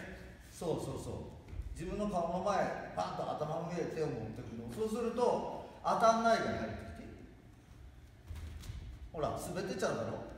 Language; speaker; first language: Japanese; native; Japanese